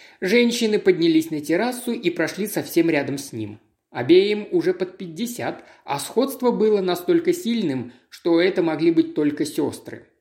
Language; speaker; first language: Russian; native; Russian